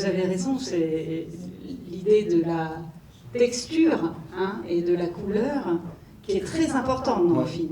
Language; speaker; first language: French; native; French